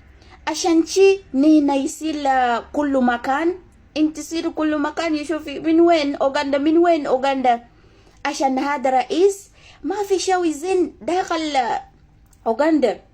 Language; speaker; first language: Arabic; non-native, learner; Ganda